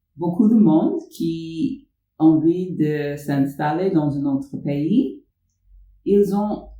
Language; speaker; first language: French; non-native, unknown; English